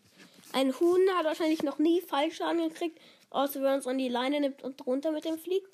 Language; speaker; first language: German; native; German